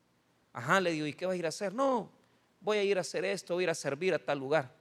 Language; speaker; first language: Spanish; native; Spanish